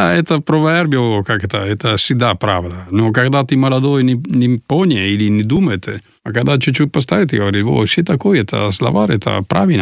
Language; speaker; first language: Russian; non-native, learner; Italian